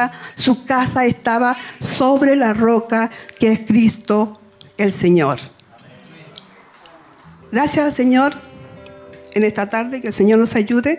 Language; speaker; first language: Spanish; native; Spanish